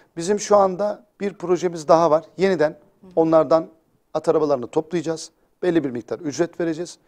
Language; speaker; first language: Turkish; native; Turkish